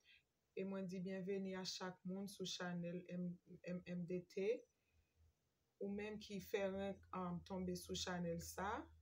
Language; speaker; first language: French; non-native, learner; Haitian Creole